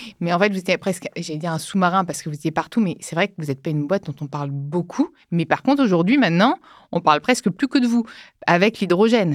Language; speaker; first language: French; native; French